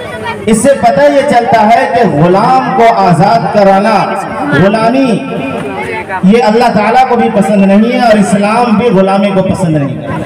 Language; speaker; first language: Urdu; native; Urdu